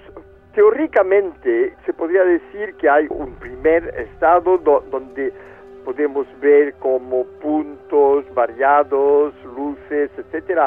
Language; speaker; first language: Spanish; non-native, fluent; French